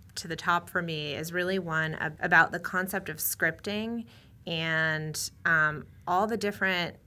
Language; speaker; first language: English; native; English